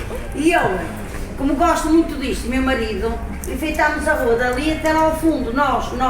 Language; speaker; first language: Portuguese; native; Portuguese